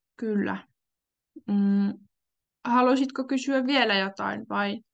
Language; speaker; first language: Finnish; native; Finnish